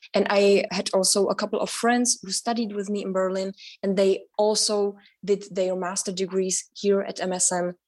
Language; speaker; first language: English; non-native, fluent; Czech